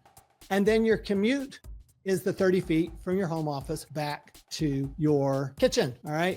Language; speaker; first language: English; native; English